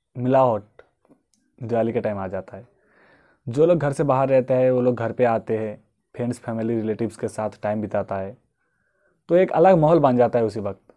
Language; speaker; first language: Hindi; non-native, local second language; Bangla